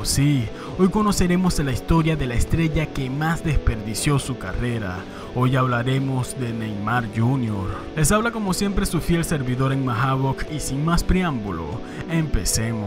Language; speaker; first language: Spanish; native; Spanish